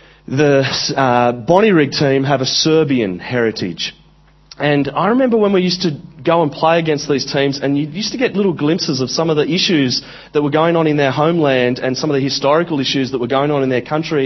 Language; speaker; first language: English; native; English